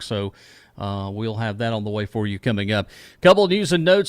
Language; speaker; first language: English; native; English